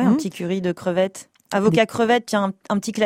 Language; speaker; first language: French; native; French